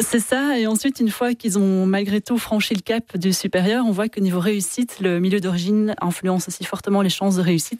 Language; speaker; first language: French; native; French